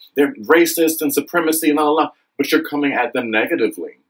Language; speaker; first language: English; native; English